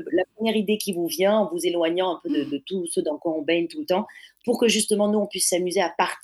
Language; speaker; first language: French; native; French